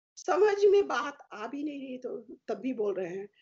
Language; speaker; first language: Hindi; native; Hindi